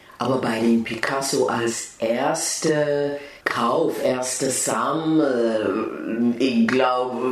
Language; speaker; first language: German; non-native, learner; English